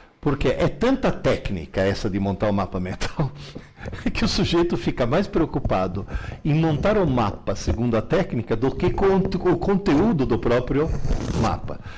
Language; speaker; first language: Portuguese; early bilingual, other home language; Italian